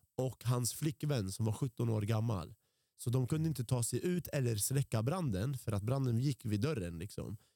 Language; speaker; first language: Swedish; early bilingual, other home language; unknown